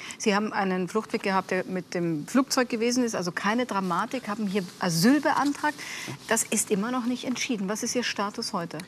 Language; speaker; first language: German; native; German